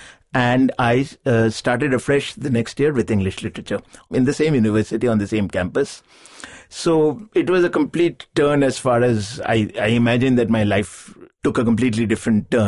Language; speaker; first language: English; non-native, local second language; Bangla